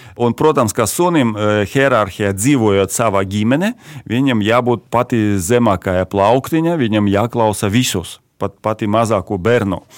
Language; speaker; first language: Latvian; non-native, local second language; Russian